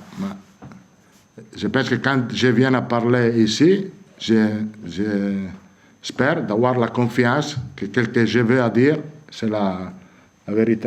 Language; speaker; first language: French; non-native, fluent; Italian